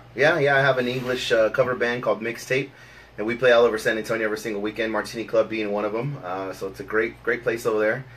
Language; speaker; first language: English; native; English